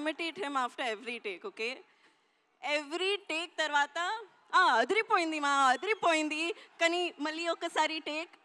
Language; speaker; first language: Telugu; non-native, learner; Hindi